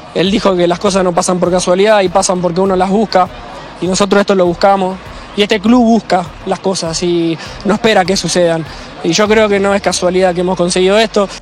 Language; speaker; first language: Spanish; native; Spanish